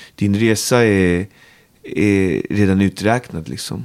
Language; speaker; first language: Swedish; native; Swedish